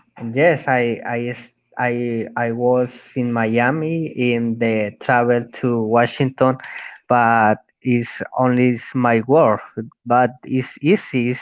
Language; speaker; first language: English; non-native, learner; Spanish